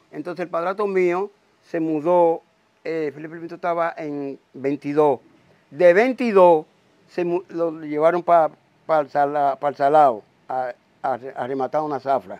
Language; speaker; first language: Spanish; native; Spanish